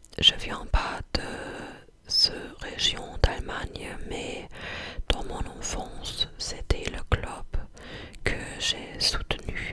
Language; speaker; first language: French; non-native, fluent; English